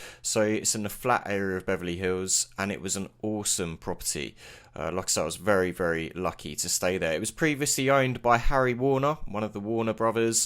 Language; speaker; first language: English; native; English